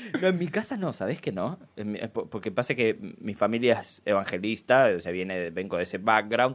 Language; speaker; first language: Spanish; native; Spanish